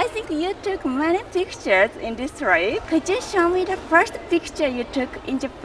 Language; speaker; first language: English; non-native, learner; Japanese